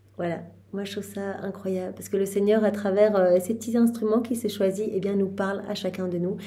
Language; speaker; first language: French; native; French